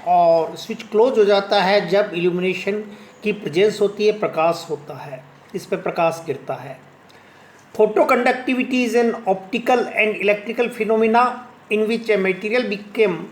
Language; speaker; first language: Hindi; native; Hindi